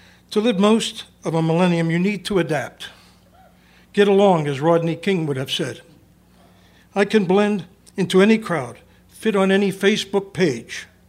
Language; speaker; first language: English; native; English